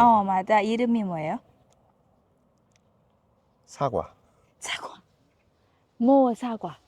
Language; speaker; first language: Korean; non-native, learner; Thai